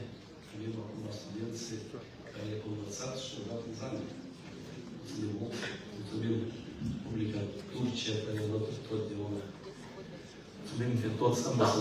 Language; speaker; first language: Romanian; non-native, local second language; Gagauz